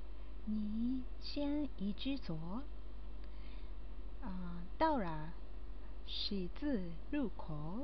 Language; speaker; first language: Chinese; non-native, learner; Japanese